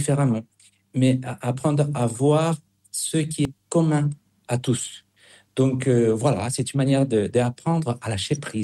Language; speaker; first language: French; non-native, fluent; Spanish